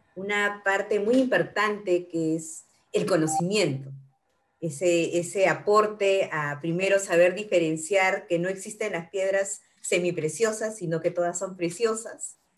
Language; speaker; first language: Spanish; native; Spanish